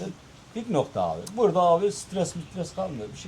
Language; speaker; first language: Turkish; native; Turkish